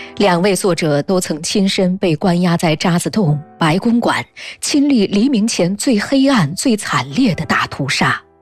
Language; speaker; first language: Chinese; native; Chinese